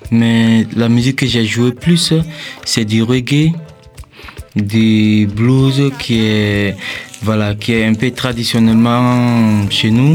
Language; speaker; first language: French; non-native, local second language; Mossi